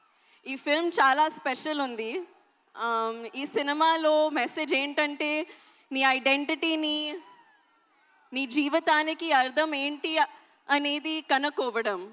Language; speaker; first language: Telugu; non-native, learner; Hindi